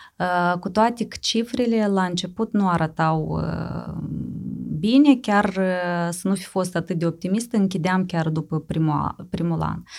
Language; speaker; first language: Romanian; native; Romanian